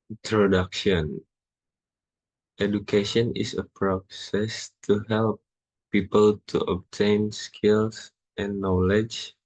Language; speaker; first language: English; non-native, learner; Indonesian